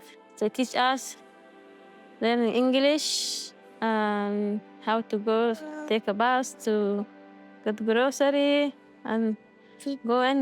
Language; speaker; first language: English; non-native, learner; Arabic